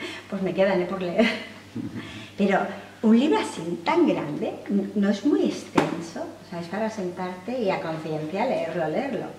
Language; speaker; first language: Spanish; native; Spanish